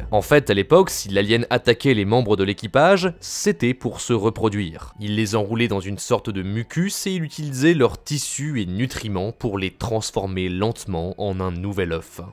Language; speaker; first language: French; native; French